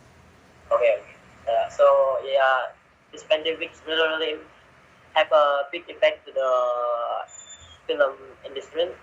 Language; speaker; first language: English; non-native, learner; Indonesian